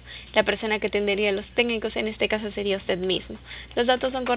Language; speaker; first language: Spanish; native; Spanish